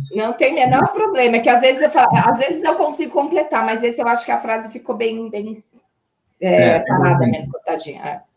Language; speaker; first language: Portuguese; native; Portuguese